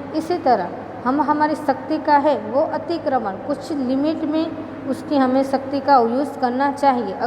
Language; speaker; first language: Hindi; non-native, local second language; Gujarati